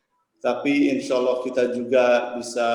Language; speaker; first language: Indonesian; early bilingual, heritage; English